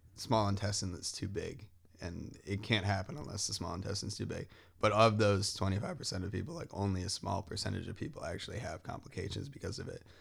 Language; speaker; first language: English; native; English